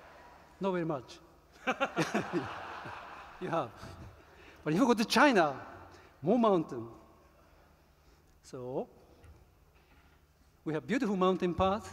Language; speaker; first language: English; non-native, learner; Japanese